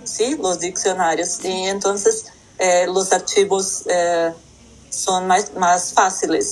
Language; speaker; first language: Portuguese; non-native, learner; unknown